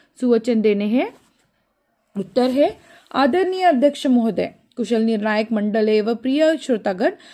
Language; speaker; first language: Hindi; non-native, local second language; Marathi